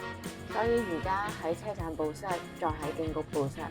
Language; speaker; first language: Cantonese; native; Cantonese